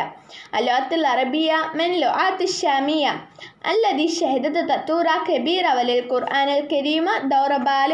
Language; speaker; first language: Arabic; non-native, learner; Malayalam